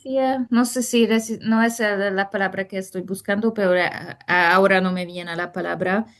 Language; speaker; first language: Spanish; non-native, fluent; Hungarian